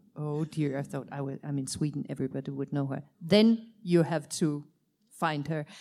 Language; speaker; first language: English; non-native, fluent; Danish